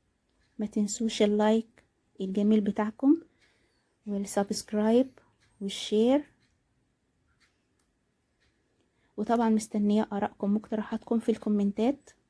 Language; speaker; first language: Arabic; native; Arabic